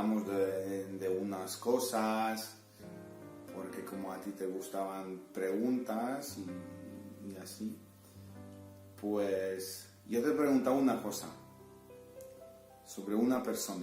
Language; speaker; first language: Spanish; non-native, fluent; Polish